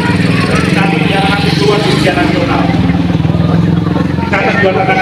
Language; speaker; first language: Indonesian; native; Indonesian